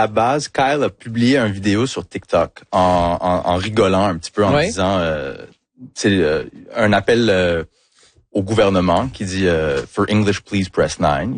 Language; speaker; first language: French; early bilingual, other home language; English